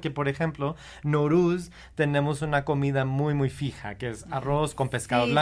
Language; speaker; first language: Spanish; non-native, fluent; English